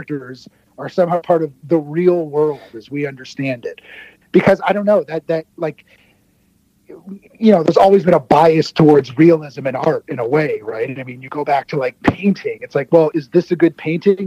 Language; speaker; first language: English; native; English